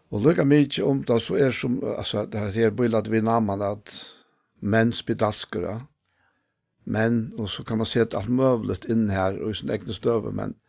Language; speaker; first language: Danish; non-native, local second language; Faroese